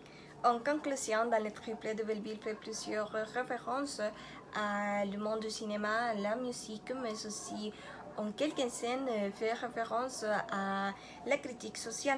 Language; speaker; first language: French; non-native, learner; Spanish